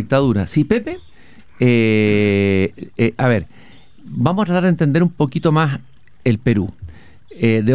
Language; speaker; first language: Spanish; native; Spanish